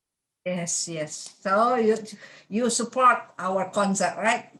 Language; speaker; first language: English; non-native, learner; Indonesian